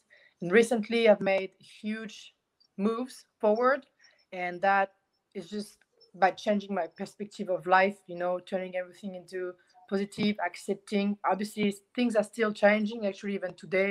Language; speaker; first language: English; non-native, fluent; French